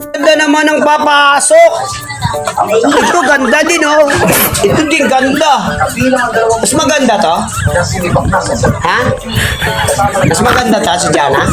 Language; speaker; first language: Filipino; non-native, local second language; Cebuano